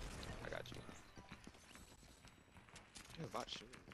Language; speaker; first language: English; native; English